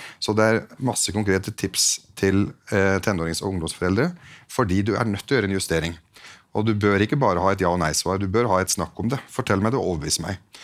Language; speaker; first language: Norwegian; early bilingual, other home language; Arabic